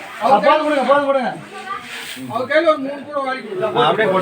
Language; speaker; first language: Tamil; native; Tamil